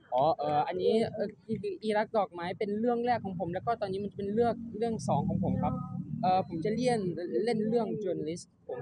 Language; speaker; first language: Thai; non-native, learner; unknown